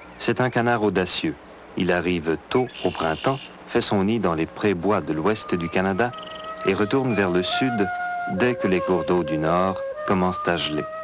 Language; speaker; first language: French; native; French